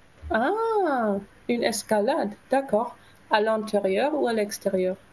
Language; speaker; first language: French; native; French